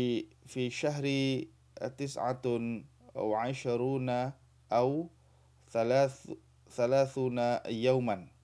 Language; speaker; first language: Arabic; non-native, fluent; Indonesian